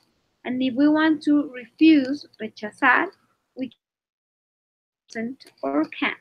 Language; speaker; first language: English; non-native, learner; Spanish